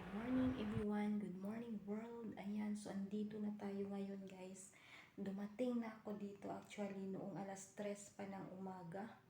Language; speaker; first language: Filipino; non-native, local second language; Cebuano